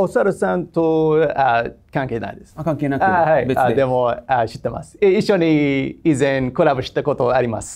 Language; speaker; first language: Japanese; non-native, fluent; English